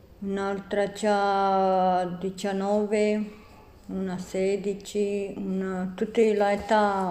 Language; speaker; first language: Italian; non-native, learner; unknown